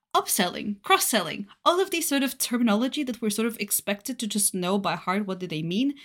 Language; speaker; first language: English; non-native, fluent; Bulgarian